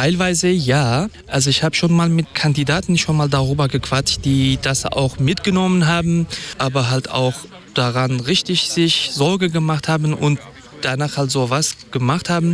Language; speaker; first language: German; non-native, fluent; Kurdish